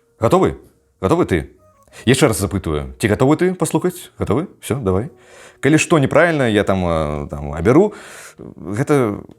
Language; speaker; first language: Belarusian; non-native, local second language; Russian